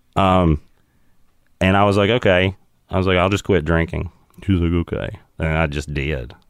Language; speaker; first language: English; native; English